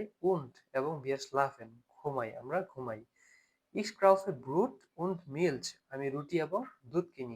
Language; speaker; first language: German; non-native, fluent; Bangla